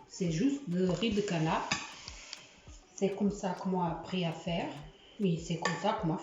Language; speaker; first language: French; non-native, learner; Portuguese